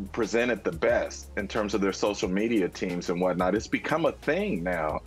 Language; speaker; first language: English; native; English